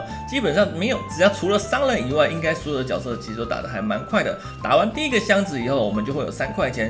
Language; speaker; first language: Chinese; native; Chinese